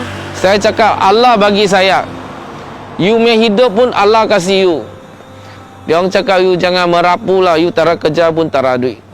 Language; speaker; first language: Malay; non-native, local second language; Chinese